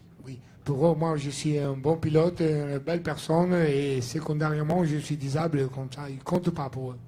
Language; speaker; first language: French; non-native, learner; Italian